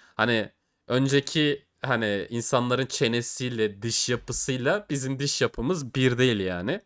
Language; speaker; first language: Turkish; native; Turkish